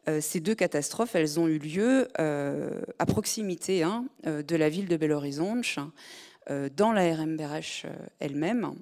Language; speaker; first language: French; native; French